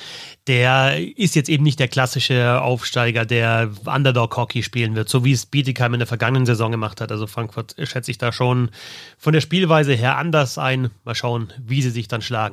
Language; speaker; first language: German; native; German